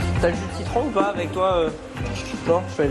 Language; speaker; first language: French; native; French